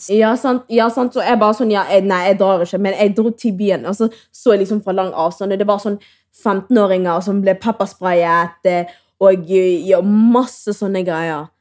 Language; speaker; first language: Norwegian; early bilingual, other home language; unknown